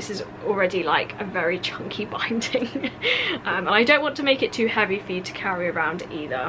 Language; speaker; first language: English; native; English